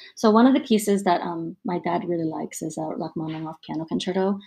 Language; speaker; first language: English; native; English